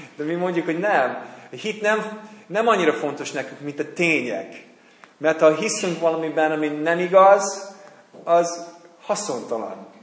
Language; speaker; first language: Hungarian; non-native, fluent; English